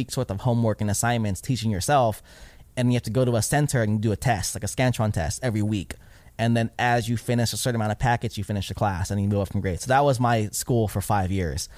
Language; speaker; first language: English; early bilingual, other home language; Filipino